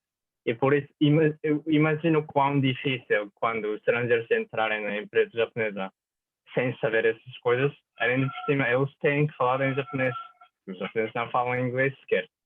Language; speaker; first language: Portuguese; non-native, fluent; Japanese